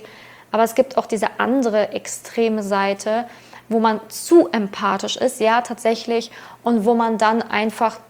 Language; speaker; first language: German; native; German